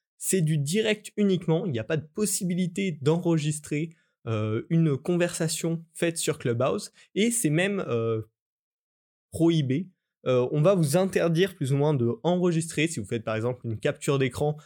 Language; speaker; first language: French; native; French